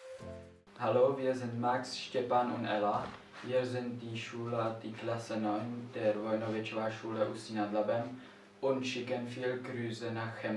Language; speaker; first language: German; non-native, learner; Czech